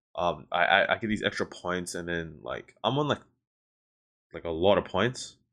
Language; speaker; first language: English; native; English